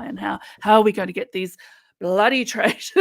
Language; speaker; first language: English; native; English